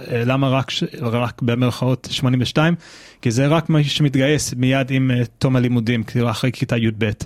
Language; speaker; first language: Hebrew; non-native, fluent; English